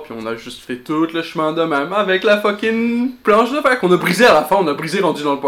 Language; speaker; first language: French; native; French